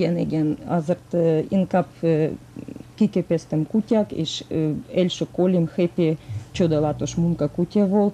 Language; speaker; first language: Hungarian; non-native, fluent; Russian